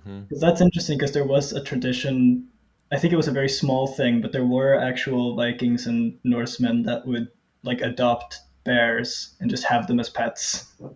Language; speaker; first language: English; non-native, fluent; Norwegian